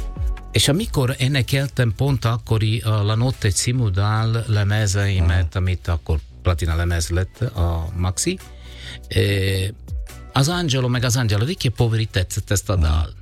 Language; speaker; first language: Hungarian; non-native, learner; Italian